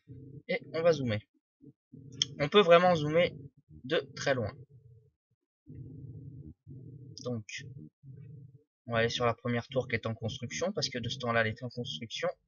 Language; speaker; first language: French; native; French